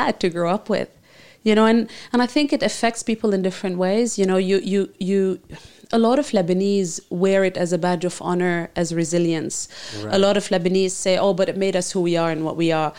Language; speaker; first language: English; non-native, fluent; Arabic